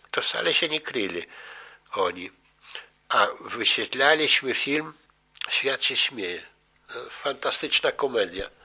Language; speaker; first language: Polish; native; Polish